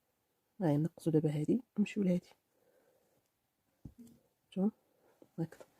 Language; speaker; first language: Arabic; native; Arabic